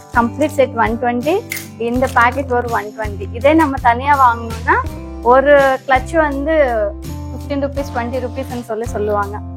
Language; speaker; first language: Tamil; non-native, local second language; Telugu